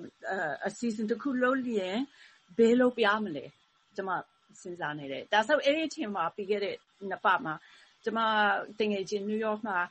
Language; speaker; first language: Burmese; non-native, learner; Thai